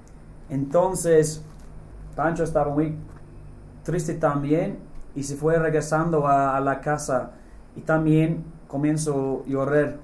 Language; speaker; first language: Spanish; non-native, fluent; English